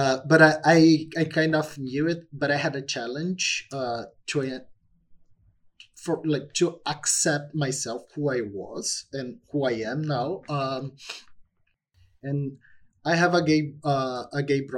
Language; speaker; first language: English; non-native, fluent; Portuguese